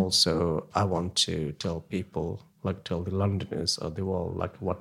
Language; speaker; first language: English; non-native, local second language; Nepali